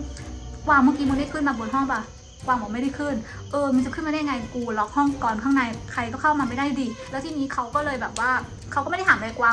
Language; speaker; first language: Thai; native; Thai